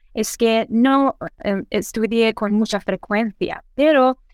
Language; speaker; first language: Spanish; non-native, fluent; Persian